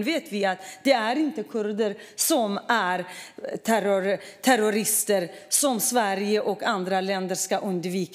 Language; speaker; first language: Swedish; non-native, fluent; Kurdish